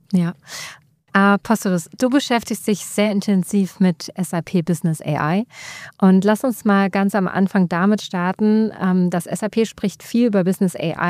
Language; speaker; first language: German; native; German